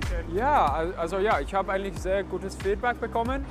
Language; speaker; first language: German; non-native, learner; English